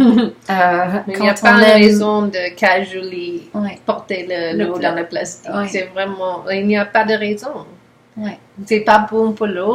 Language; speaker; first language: French; non-native, learner; English